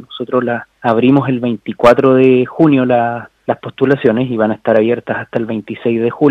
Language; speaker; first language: Spanish; native; Spanish